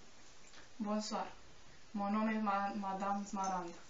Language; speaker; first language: French; non-native, learner; Romanian